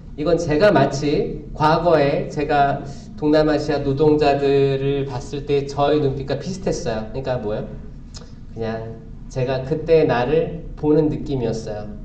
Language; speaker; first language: Korean; native; Korean